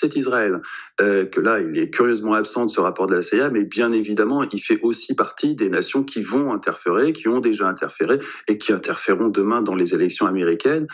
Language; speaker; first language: French; native; French